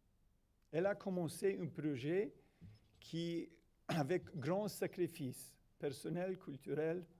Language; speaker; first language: French; non-native, fluent; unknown